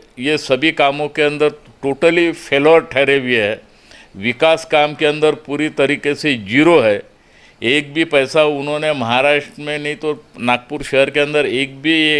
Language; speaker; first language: Hindi; non-native, local second language; Marathi